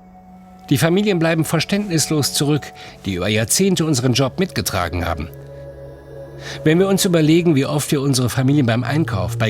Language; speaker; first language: German; native; German